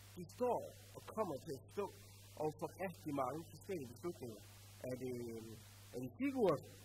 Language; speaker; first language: Danish; native; Danish